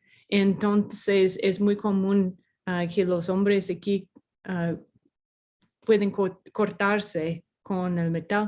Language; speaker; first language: Spanish; non-native, fluent; English